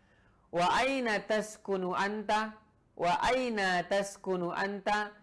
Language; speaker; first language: Arabic; non-native, fluent; Indonesian